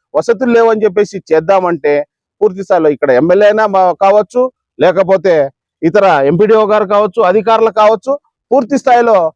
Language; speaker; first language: Telugu; non-native, local second language; Lambadi